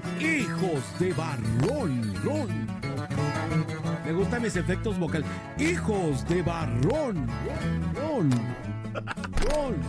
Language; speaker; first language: Spanish; native; Spanish